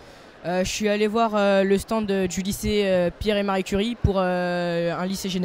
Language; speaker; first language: French; native; French